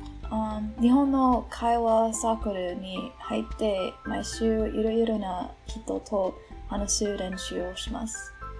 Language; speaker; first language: Japanese; non-native, learner; English